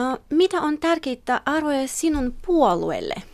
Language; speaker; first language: Finnish; non-native, learner; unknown